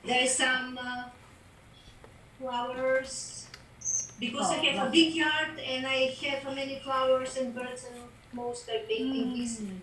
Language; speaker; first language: English; non-native, fluent; Macedonian